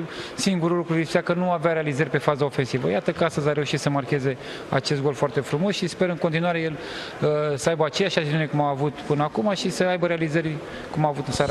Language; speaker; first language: Romanian; native; Romanian